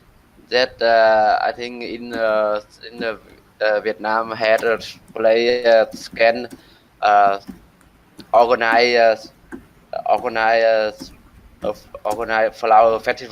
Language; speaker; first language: English; non-native, learner; Vietnamese